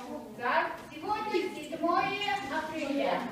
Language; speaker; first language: Russian; non-native, fluent; Mongolian